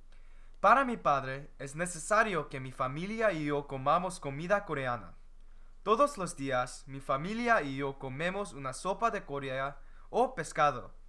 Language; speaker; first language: Spanish; non-native, learner; English